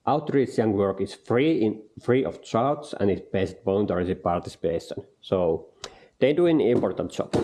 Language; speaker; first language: English; non-native, learner; Finnish